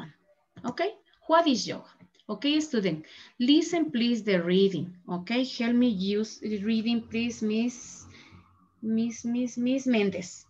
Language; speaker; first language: English; non-native, learner; Spanish